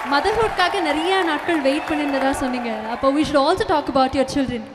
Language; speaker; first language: Tamil; native; Tamil